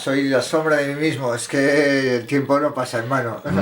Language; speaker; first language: Spanish; native; Spanish